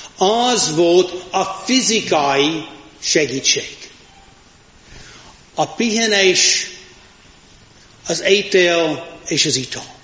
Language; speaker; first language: Hungarian; non-native, fluent; English